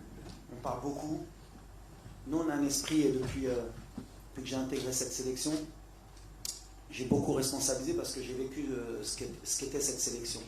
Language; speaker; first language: French; native; French